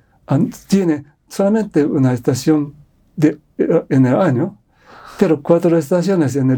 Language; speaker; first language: Spanish; non-native, fluent; Japanese